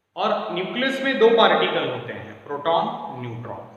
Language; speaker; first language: Hindi; non-native, local second language; Marathi